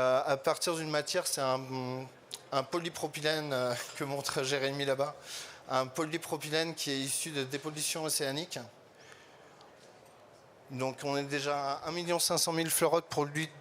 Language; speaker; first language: French; native; French